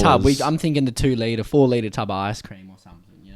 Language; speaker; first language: English; native; English